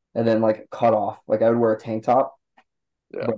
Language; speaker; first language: English; native; English